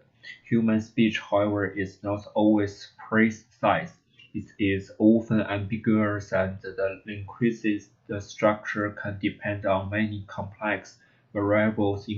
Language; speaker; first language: English; non-native, learner; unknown